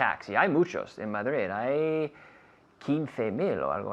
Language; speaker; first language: Spanish; non-native, fluent; English